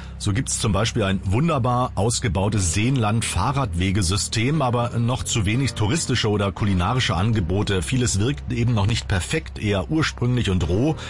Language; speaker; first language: German; native; German